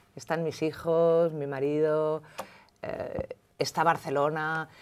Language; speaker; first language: Spanish; native; Spanish